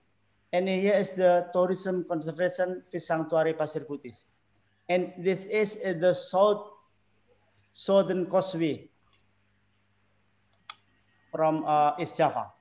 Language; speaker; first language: English; non-native, learner; Indonesian